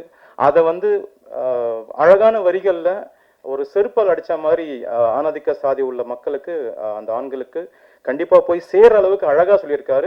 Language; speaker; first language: Tamil; native; Tamil